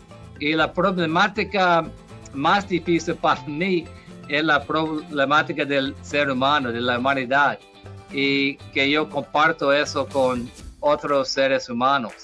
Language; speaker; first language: Spanish; non-native, fluent; English